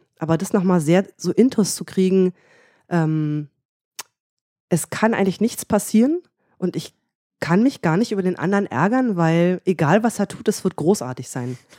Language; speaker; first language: German; native; German